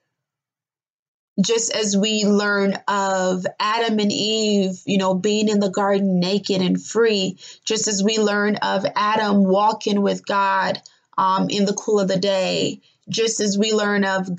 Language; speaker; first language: English; non-native, local second language; Yoruba